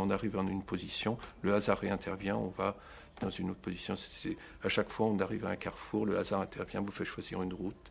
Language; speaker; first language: French; native; French